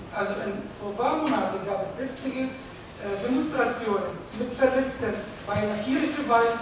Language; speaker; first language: German; non-native, fluent; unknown